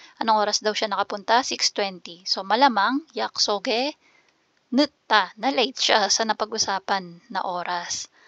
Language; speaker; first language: Filipino; native; Filipino